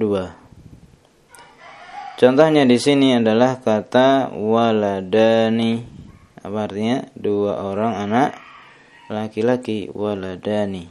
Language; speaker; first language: Indonesian; native; Indonesian